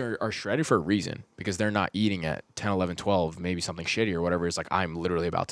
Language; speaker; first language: English; early bilingual, heritage; Persian